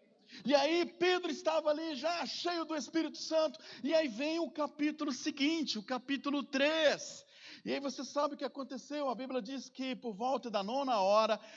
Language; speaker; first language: Portuguese; native; Portuguese